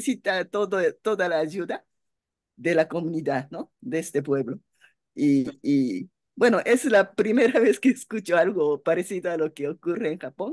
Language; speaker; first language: Spanish; non-native, fluent; Japanese